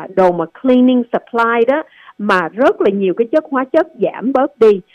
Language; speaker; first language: Vietnamese; native; Vietnamese